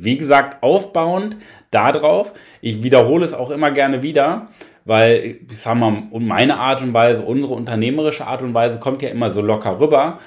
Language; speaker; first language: German; native; German